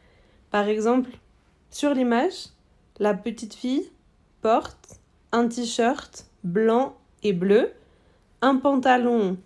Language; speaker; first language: French; non-native, fluent; Spanish